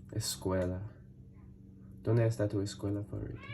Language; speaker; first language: Spanish; non-native, learner; English